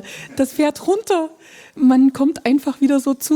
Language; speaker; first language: German; native; German